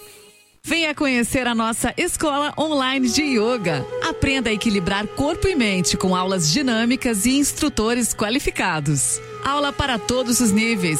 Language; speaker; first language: Portuguese; native; Portuguese